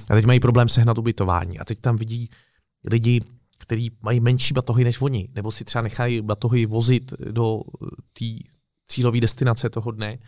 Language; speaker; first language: Czech; native; Czech